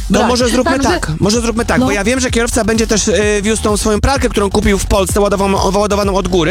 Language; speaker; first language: Polish; native; Polish